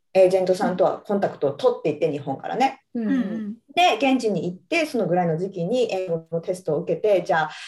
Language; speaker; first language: Japanese; native; Japanese